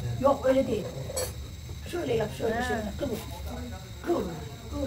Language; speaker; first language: Turkish; native; Turkish